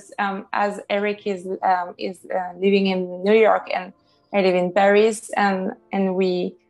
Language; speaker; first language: English; non-native, fluent; French